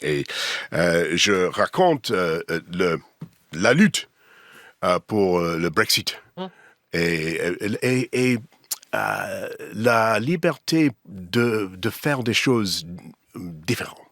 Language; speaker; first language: French; non-native, learner; English